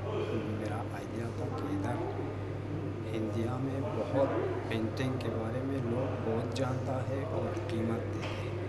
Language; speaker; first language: Hindi; non-native, fluent; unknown